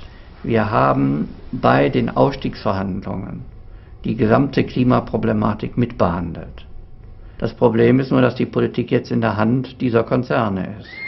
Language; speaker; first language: German; native; German